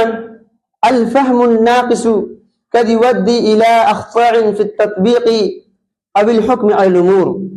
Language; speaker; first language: Arabic; non-native, learner; Urdu